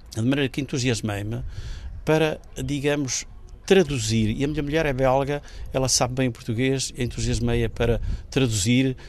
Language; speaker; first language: Portuguese; native; Portuguese